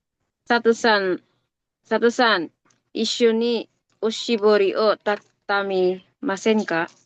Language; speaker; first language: Japanese; non-native, learner; Filipino